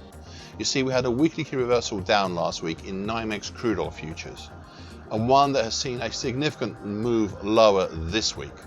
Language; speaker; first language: English; native; English